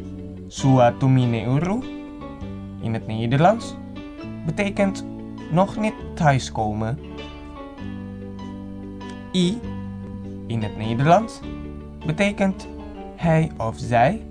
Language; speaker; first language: Dutch; non-native, fluent; Indonesian